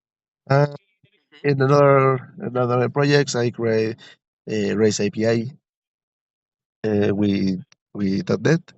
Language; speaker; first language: English; non-native, learner; Spanish